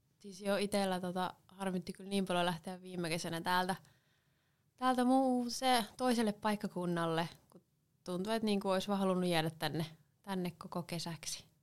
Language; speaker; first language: Finnish; native; Finnish